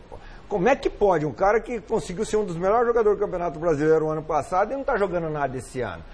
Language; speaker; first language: Portuguese; native; Portuguese